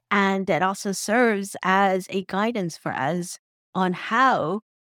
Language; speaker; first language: English; non-native, local second language; Cantonese